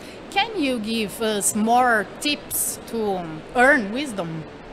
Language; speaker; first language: English; non-native, learner; Portuguese